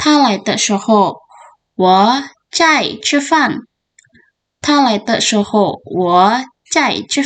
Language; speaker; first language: Chinese; non-native, fluent; Indonesian